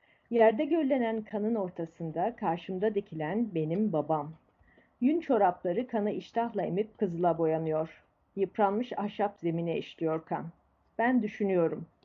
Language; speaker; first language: Turkish; native; Turkish